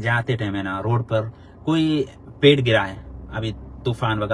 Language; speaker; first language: Hindi; non-native, local second language; Malayalam